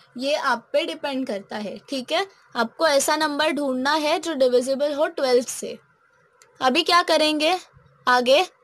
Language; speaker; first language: Hindi; non-native, local second language; Marathi